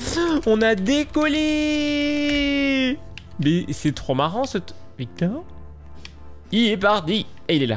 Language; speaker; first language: French; native; French